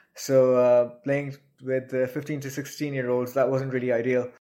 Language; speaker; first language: English; non-native, local second language; Urdu